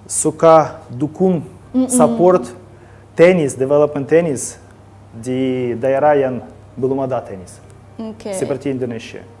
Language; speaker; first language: Indonesian; non-native, learner; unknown